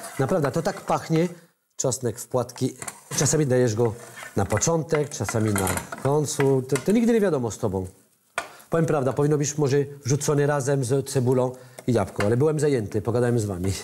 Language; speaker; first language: Polish; non-native, learner; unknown